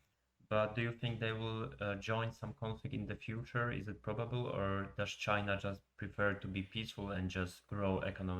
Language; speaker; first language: English; non-native, fluent; Polish